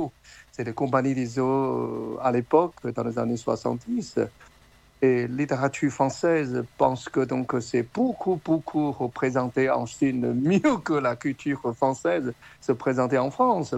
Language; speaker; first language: French; non-native, learner; Chinese